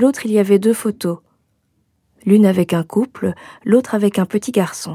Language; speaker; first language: French; native; French